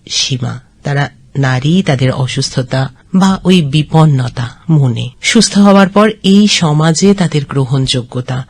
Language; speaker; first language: Bangla; native; Bangla